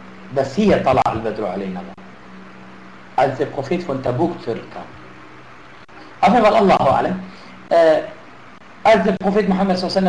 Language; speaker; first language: German; non-native, fluent; Arabic